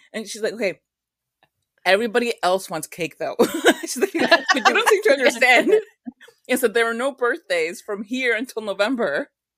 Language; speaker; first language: English; native; English